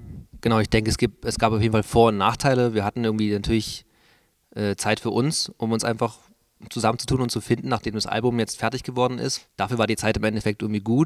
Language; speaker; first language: German; native; German